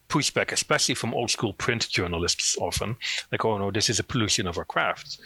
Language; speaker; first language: English; non-native, fluent; Dutch